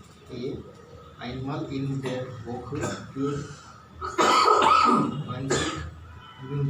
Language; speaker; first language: German; non-native, learner; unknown